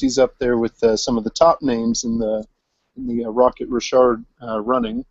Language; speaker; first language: English; native; English